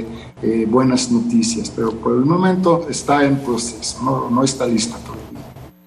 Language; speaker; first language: Spanish; non-native, fluent; Hebrew